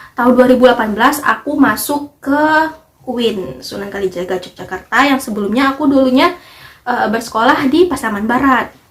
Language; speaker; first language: Indonesian; native; Indonesian